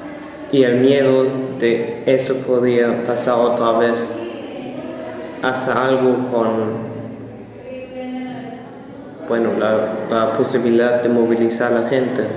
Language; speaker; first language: Spanish; non-native, fluent; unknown